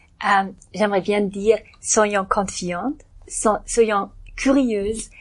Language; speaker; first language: French; non-native, learner; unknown